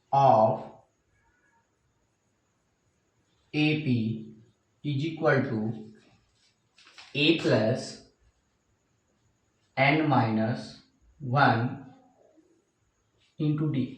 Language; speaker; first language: English; non-native, local second language; Hindi